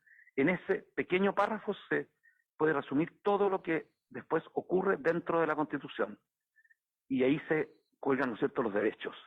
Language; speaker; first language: Spanish; native; Spanish